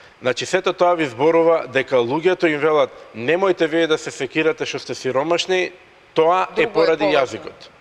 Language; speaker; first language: Macedonian; native; Macedonian